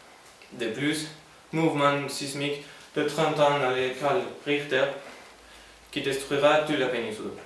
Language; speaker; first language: French; non-native, learner; Spanish